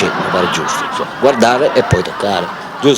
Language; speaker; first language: Italian; native; Italian